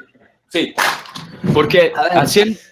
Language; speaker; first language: Spanish; non-native, fluent; English